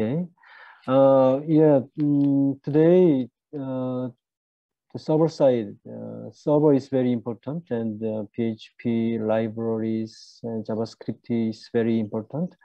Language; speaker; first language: English; non-native, learner; Korean